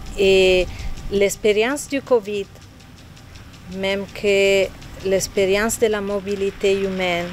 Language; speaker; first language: French; non-native, fluent; Italian